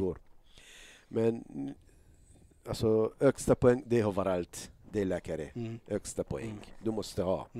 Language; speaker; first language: Swedish; non-native, learner; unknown